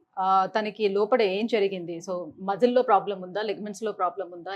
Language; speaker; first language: Telugu; native; Telugu